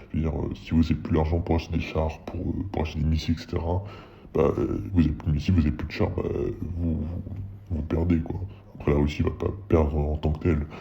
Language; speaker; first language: French; native; French